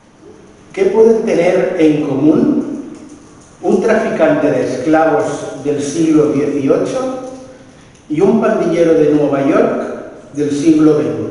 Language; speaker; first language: Spanish; native; Spanish